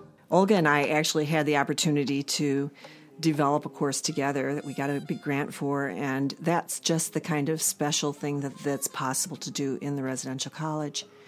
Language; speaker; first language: English; native; English